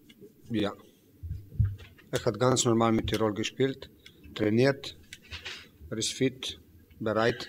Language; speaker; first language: German; non-native, fluent; Slovenian